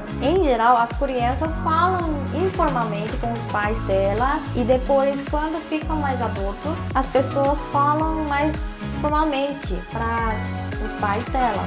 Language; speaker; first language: Portuguese; non-native, fluent; Korean